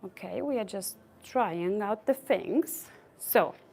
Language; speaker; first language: English; non-native, fluent; Lithuanian